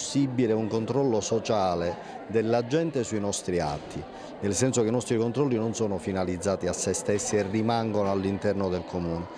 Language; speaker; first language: Italian; native; Italian